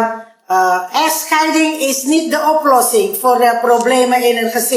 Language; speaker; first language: Dutch; non-native, learner; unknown